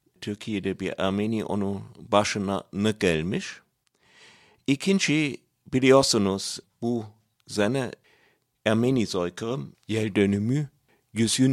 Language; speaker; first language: Turkish; non-native, learner; German